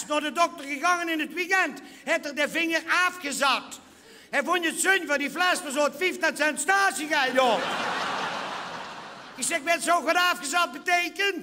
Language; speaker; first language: Dutch; non-native, local second language; Limburgish